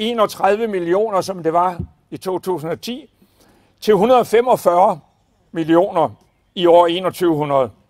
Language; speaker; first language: Danish; native; Danish